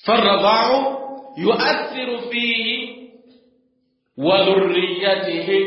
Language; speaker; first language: Arabic; non-native, fluent; Swahili